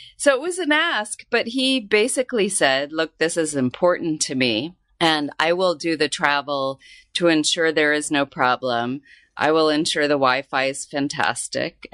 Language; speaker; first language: English; native; English